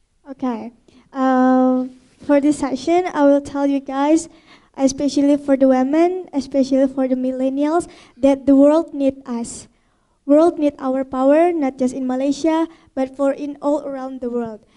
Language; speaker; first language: English; non-native, fluent; Indonesian